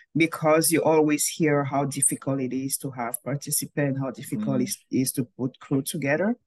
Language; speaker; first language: English; non-native, local second language; French